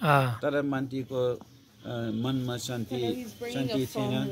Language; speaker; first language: Nepali; non-native, fluent; English